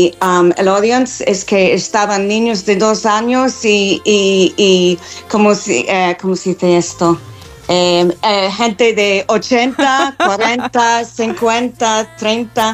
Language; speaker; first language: Spanish; non-native, fluent; English